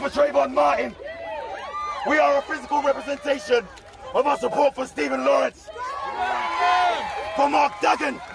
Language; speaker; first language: English; native; English